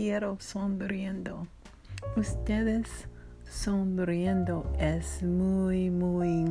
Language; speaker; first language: Spanish; non-native, learner; English